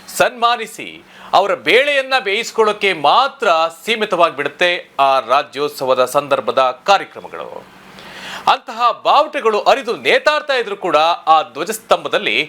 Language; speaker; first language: Kannada; native; Kannada